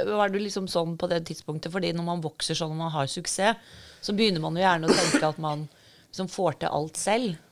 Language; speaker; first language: Norwegian; native; Norwegian